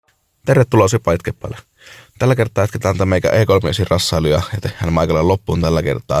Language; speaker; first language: Finnish; native; Finnish